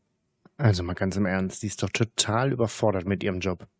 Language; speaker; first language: German; native; German